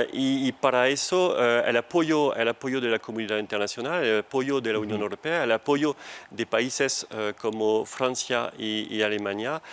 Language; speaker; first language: Spanish; non-native, fluent; French